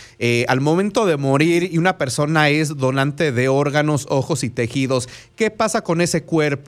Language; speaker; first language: Spanish; native; Spanish